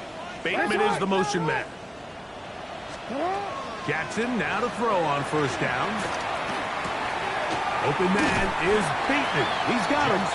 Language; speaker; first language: English; native; English